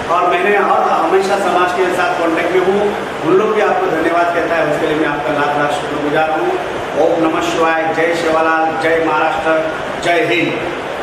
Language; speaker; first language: Hindi; non-native, local second language; Lambadi